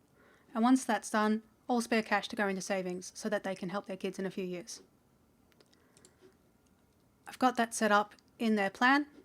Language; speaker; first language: English; native; English